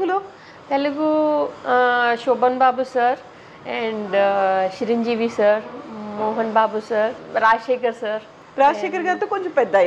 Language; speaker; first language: Telugu; native; Telugu